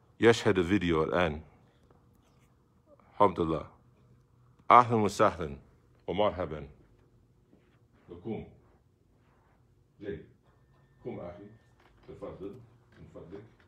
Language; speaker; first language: Arabic; non-native, fluent; English